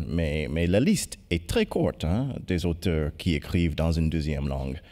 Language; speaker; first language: French; non-native, fluent; English